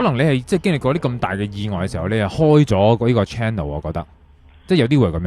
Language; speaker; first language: Cantonese; native; Cantonese